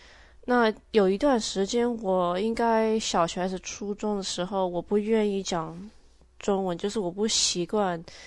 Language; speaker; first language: Chinese; early bilingual, heritage; Chinese